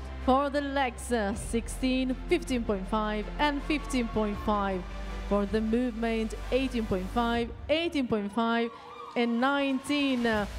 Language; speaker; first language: English; non-native, fluent; Italian